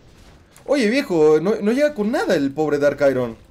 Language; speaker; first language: Spanish; native; Spanish